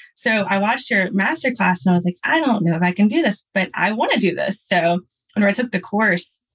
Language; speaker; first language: English; native; English